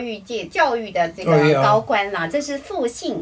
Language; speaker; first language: Chinese; native; Chinese